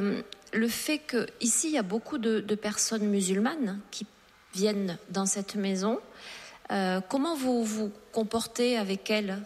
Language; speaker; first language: French; native; French